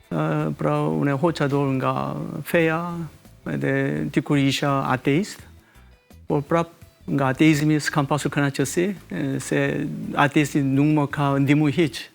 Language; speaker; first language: Albanian; non-native, fluent; Korean